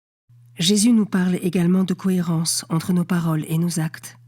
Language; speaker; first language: French; native; French